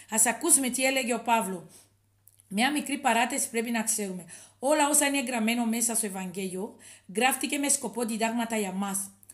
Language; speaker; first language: Greek; non-native, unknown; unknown